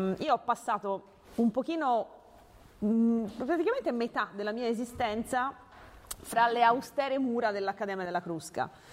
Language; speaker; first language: Italian; early bilingual, other home language; Hungarian